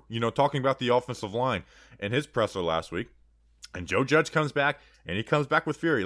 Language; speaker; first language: English; native; English